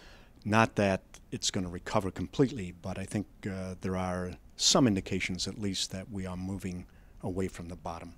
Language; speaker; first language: English; native; English